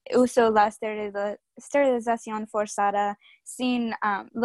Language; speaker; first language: Spanish; non-native, learner; English